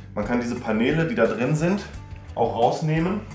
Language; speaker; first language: German; non-native, fluent; Danish